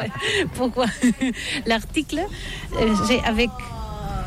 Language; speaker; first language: French; non-native, learner; Catalan